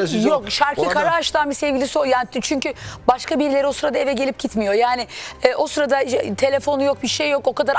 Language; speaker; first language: Turkish; native; Turkish